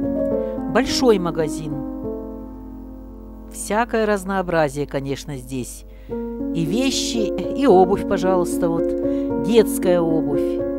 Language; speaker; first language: Russian; native; Russian